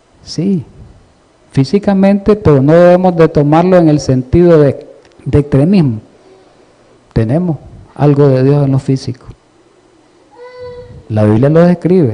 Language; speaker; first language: Spanish; native; Spanish